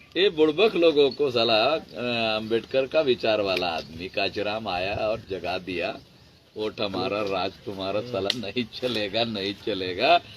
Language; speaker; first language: Hindi; non-native, local second language; Marathi